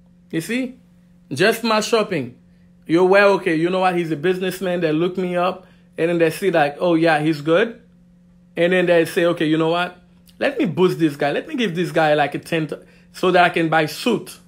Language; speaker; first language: English; non-native, fluent; Haitian Creole